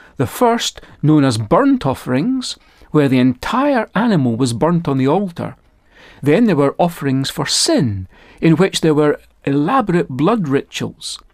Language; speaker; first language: English; native; English